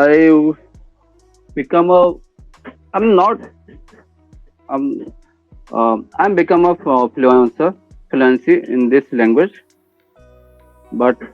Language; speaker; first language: English; non-native, learner; Hindi